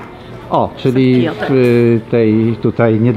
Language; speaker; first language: Polish; native; Polish